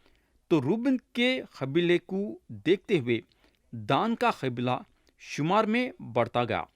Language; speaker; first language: Urdu; native; Urdu